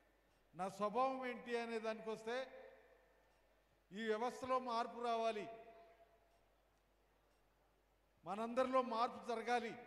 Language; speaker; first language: Telugu; native; Telugu